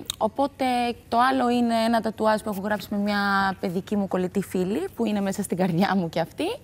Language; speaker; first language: Greek; early bilingual, other home language; Albanian